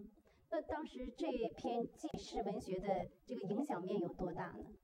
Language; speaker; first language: Chinese; native; Chinese